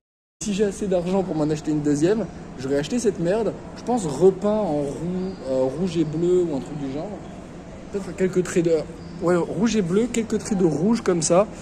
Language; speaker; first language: French; native; French